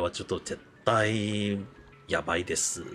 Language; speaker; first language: Japanese; non-native, learner; English